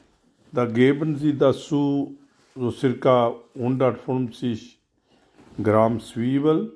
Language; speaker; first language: German; non-native, learner; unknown